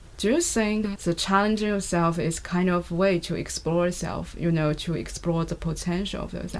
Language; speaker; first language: English; non-native, fluent; Chinese